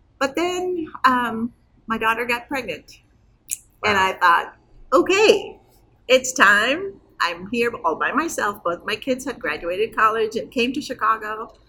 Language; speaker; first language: English; non-native, fluent; Turkish